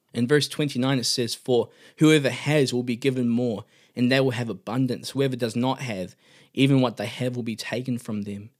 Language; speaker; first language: English; native; English